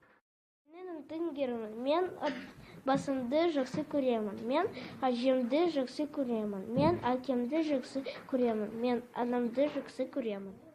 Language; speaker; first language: Kazakh; non-native, local second language; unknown